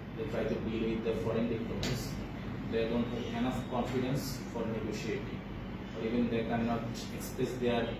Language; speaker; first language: English; non-native, local second language; Bangla